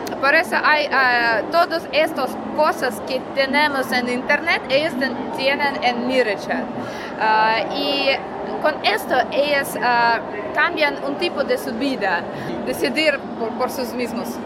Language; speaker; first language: Spanish; non-native, learner; Russian